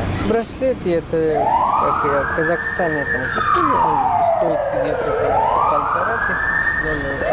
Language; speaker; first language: Russian; non-native, learner; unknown